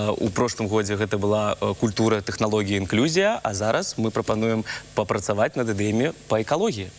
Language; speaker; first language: Belarusian; non-native, local second language; Russian